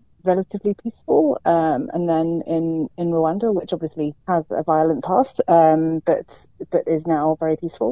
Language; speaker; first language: English; native; English